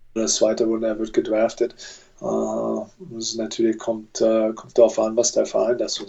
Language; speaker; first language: German; non-native, fluent; English